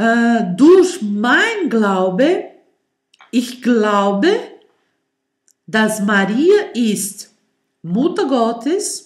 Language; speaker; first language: German; non-native, learner; Portuguese